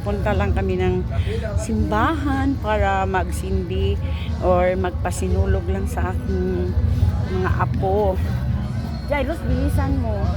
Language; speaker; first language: Filipino; non-native, local second language; Cebuano